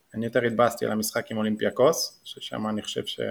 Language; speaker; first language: Hebrew; native; Hebrew